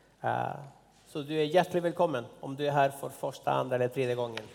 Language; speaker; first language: Swedish; non-native, fluent; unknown